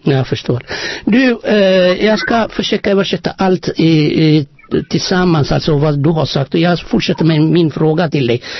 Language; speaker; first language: Swedish; non-native, fluent; Amharic